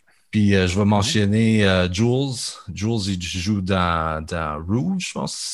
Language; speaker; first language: French; native; French